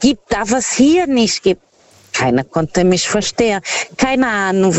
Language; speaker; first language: German; non-native, fluent; Portuguese